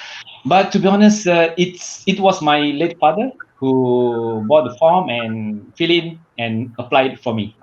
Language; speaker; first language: English; non-native, learner; Malay